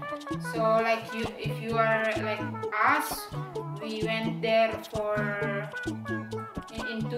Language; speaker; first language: English; non-native, fluent; Indonesian